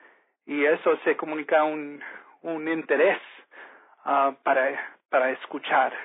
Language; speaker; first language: Spanish; early bilingual, heritage; Spanish